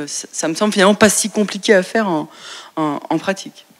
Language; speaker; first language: French; native; French